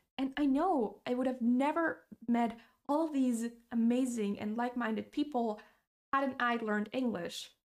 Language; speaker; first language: English; non-native, fluent; Portuguese